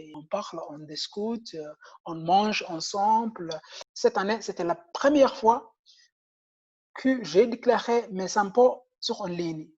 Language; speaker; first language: French; non-native, learner; Somali